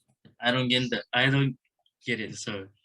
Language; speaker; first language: English; non-native, learner; Japanese